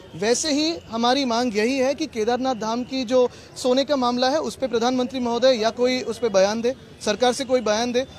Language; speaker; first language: Hindi; non-native, local second language; Marathi